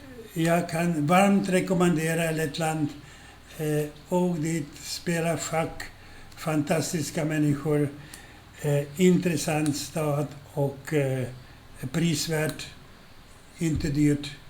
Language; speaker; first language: Swedish; non-native, fluent; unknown